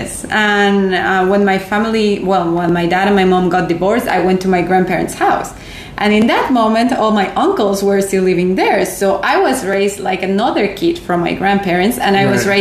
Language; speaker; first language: English; non-native, fluent; Spanish